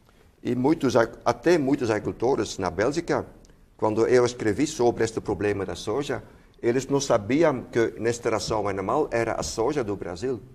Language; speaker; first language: Portuguese; non-native, fluent; Dutch